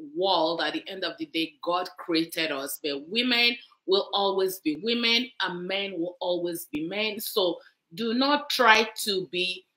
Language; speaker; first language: English; non-native, local second language; Igbo